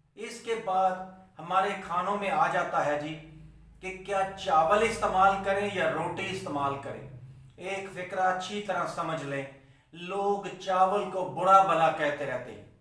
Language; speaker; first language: Urdu; non-native, local second language; Punjabi